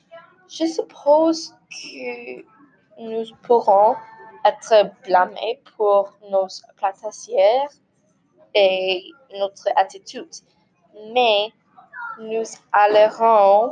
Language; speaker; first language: French; non-native, learner; English